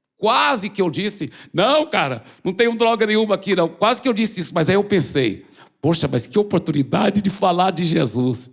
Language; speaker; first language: Portuguese; early bilingual, other home language; English